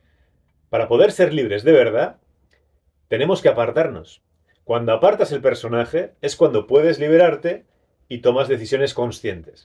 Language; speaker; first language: Spanish; native; Spanish